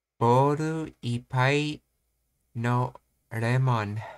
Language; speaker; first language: Japanese; non-native, learner; English